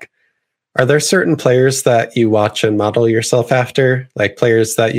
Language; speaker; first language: English; native; English